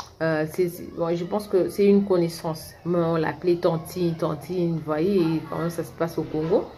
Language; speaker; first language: French; non-native, local second language; Lingala